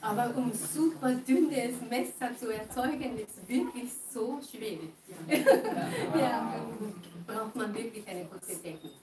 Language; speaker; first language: German; non-native, fluent; Japanese